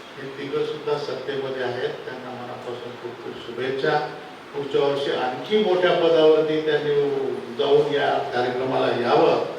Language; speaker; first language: Marathi; non-native, local second language; Lambadi